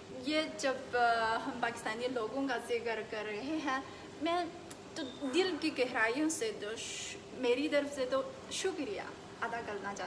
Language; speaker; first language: Hindi; non-native, fluent; Chinese